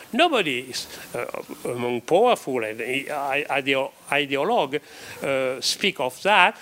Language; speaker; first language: English; non-native, fluent; French